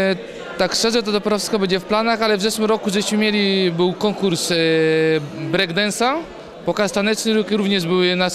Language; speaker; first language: Polish; native; Polish